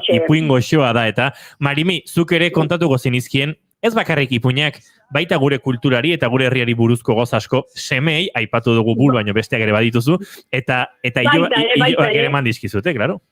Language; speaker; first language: Basque; native; Basque